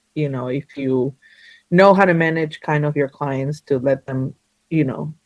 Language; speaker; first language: English; early bilingual, other home language; Spanish